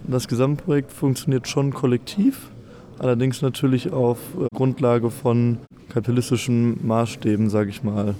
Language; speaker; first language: German; native; German